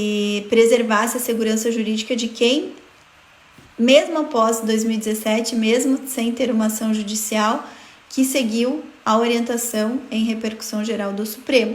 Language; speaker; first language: Portuguese; native; Portuguese